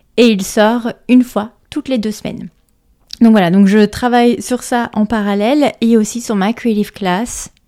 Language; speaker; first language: French; native; French